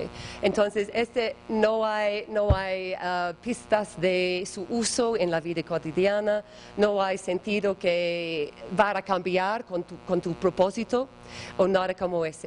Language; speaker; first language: Spanish; non-native, learner; English